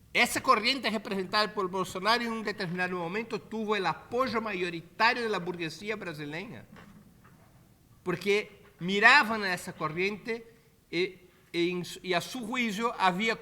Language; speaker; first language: Spanish; non-native, fluent; Portuguese